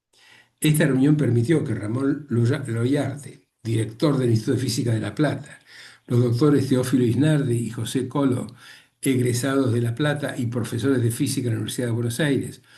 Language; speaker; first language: Spanish; native; Spanish